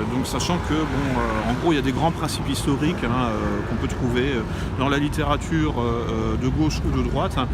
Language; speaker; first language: French; native; French